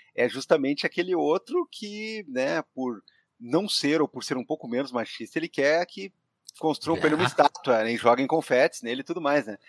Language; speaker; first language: Portuguese; native; Portuguese